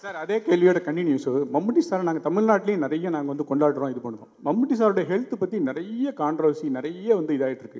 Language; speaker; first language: Tamil; native; Tamil